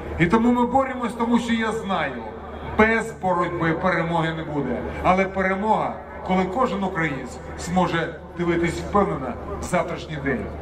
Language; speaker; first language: Ukrainian; non-native, local second language; Russian